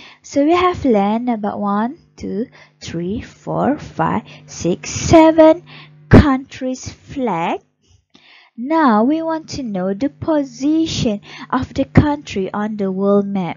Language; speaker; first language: English; non-native, local second language; Malay